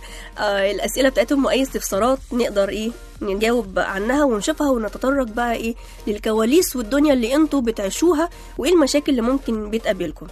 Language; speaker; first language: Arabic; native; Arabic